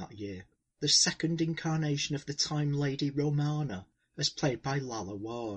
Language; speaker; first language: English; native; English